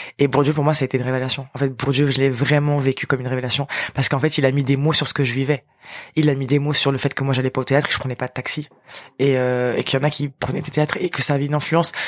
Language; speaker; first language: French; early bilingual, other home language; Arabic